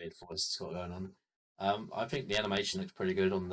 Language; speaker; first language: English; native; English